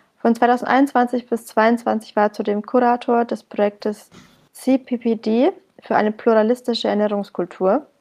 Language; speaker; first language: German; early bilingual, other home language; Arabic